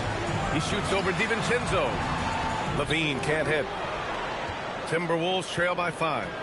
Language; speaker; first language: English; native; English